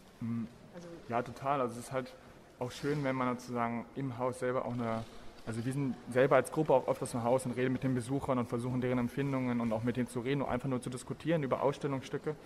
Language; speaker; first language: German; native; German